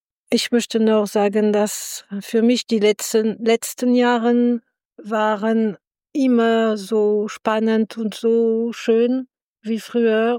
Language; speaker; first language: German; non-native, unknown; French